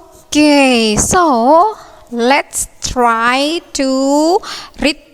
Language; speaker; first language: English; non-native, fluent; Indonesian